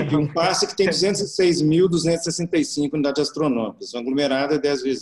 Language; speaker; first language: Portuguese; native; Portuguese